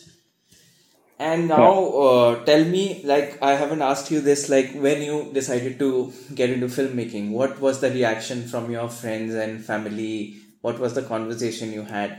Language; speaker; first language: English; non-native, local second language; Assamese